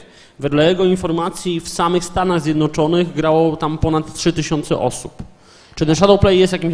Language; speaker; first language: Polish; native; Polish